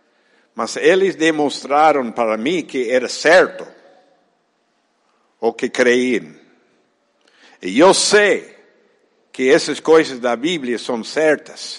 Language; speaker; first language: Portuguese; non-native, fluent; Spanish